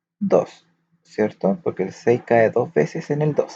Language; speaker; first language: Spanish; native; Spanish